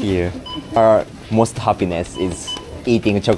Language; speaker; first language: English; non-native, learner; Japanese